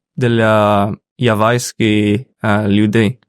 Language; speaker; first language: Ukrainian; non-native, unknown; Indonesian